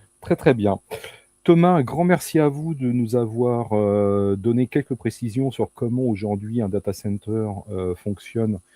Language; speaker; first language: French; native; French